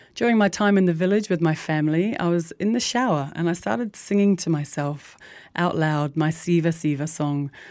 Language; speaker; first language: English; native; English